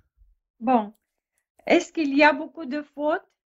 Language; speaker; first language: French; non-native, learner; Russian